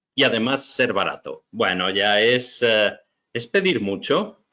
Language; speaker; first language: Spanish; native; Spanish